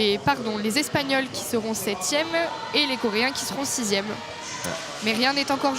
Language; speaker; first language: French; native; French